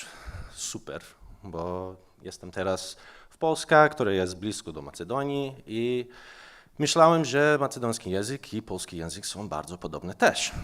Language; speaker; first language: Polish; non-native, learner; Macedonian